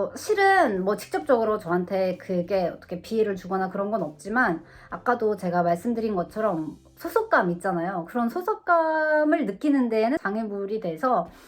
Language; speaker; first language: Korean; non-native, fluent; Russian